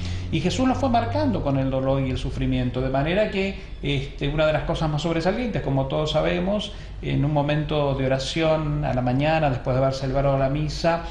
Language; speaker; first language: Spanish; native; Spanish